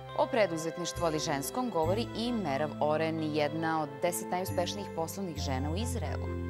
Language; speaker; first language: Serbian; native; Serbian